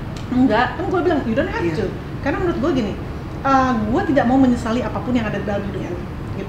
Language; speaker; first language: Indonesian; native; Indonesian